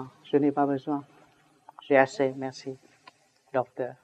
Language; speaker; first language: French; non-native, learner; Vietnamese